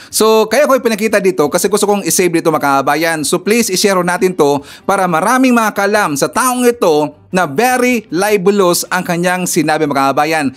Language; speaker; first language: Filipino; non-native, local second language; Cebuano